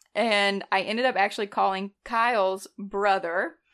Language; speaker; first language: English; native; English